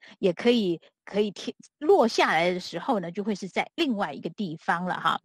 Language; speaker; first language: Chinese; native; Chinese